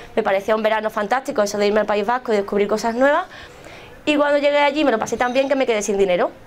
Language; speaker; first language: Spanish; native; Spanish